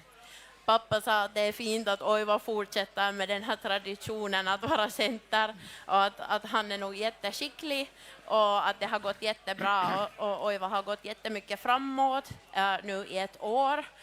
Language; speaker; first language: Swedish; non-native, local second language; Finnish